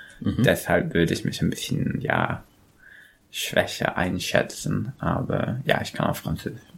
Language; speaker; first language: German; non-native, fluent; English